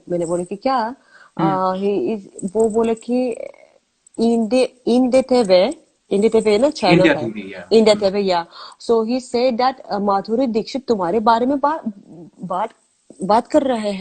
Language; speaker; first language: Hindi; non-native, learner; Azerbaijani